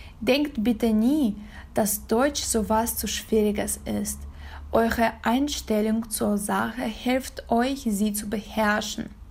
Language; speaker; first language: German; non-native, learner; Russian